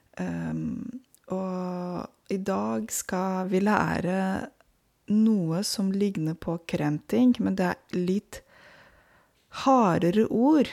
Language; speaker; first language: Norwegian; non-native, fluent; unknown